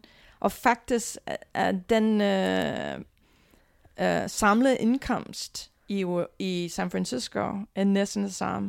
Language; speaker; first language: Danish; non-native, fluent; English